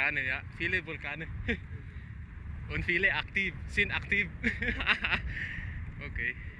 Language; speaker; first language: German; non-native, learner; Filipino